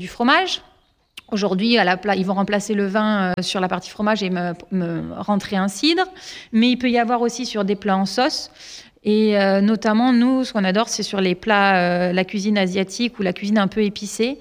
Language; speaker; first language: French; native; French